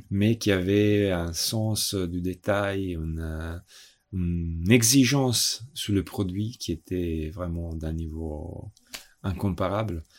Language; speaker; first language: French; non-native, fluent; Italian